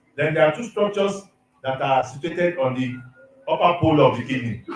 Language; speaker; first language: English; non-native, local second language; Yoruba